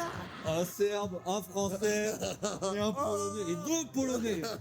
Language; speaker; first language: French; non-native, learner; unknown